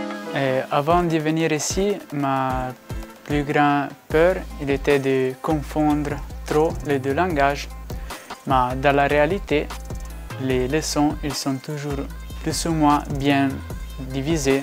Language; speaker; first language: French; non-native, local second language; Italian